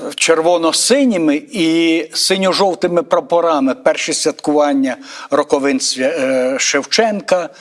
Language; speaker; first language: Ukrainian; native; Ukrainian